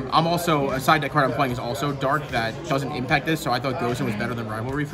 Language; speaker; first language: English; native; English